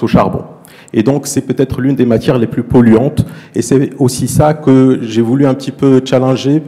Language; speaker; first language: French; non-native, local second language; Arabic